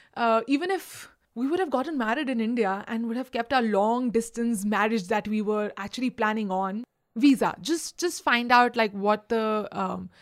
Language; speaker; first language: English; non-native, local second language; Hindi